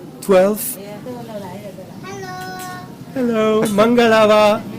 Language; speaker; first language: English; non-native, learner; French